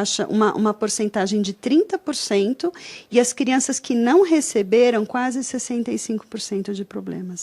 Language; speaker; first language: Portuguese; native; Portuguese